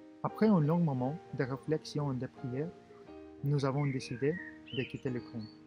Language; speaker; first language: French; non-native, fluent; Russian